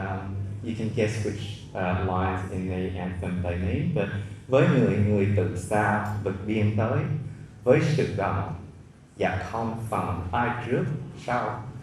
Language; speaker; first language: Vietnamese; early bilingual, heritage; Vietnamese